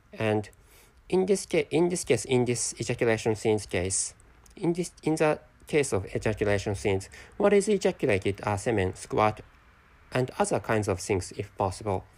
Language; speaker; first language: English; non-native, fluent; Japanese